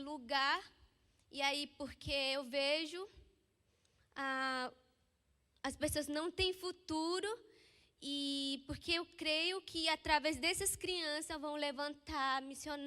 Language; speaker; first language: Portuguese; non-native, local second language; Ticuna